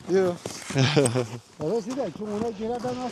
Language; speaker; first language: Turkish; native; Turkish